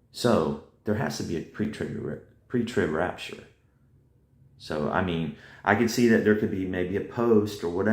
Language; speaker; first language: English; native; English